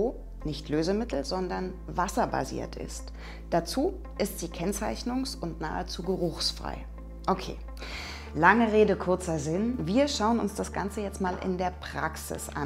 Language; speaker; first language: German; native; German